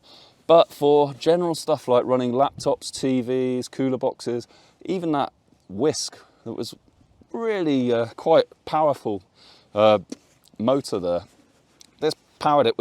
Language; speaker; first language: English; native; English